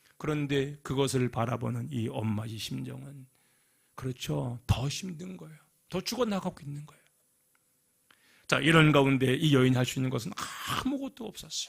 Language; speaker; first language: Korean; native; Korean